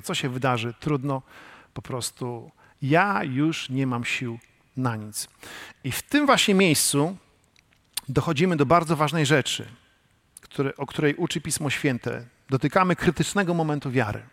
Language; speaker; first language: Polish; native; Polish